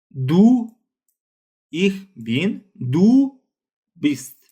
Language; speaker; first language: German; non-native, fluent; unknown